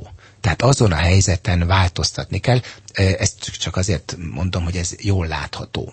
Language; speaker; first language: Hungarian; native; Hungarian